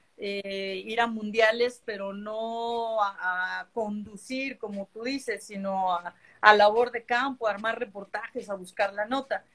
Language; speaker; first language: Spanish; native; Spanish